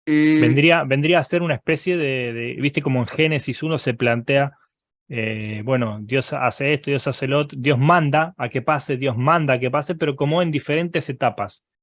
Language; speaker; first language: Spanish; native; Spanish